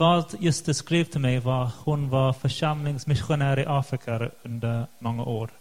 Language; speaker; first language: Swedish; non-native, fluent; English